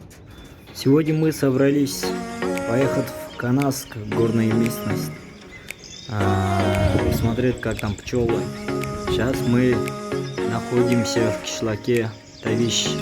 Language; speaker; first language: Russian; non-native, local second language; Tajik